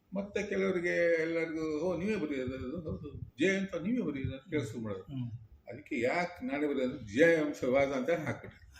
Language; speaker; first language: Kannada; non-native, local second language; Konkani